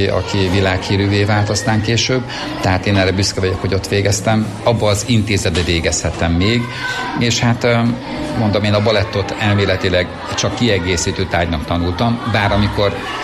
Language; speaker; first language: Hungarian; native; Hungarian